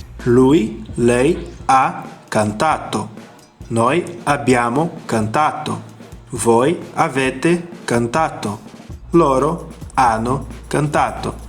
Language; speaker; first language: Italian; non-native, fluent; Portuguese